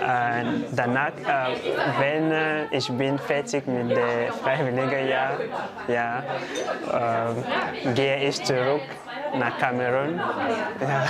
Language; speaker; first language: German; non-native, learner; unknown